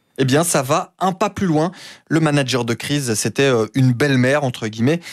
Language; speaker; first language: French; native; French